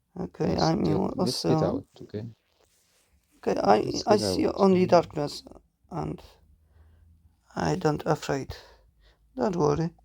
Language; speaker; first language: English; non-native, learner; Polish